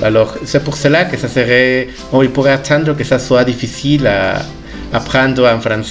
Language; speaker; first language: French; non-native, fluent; Spanish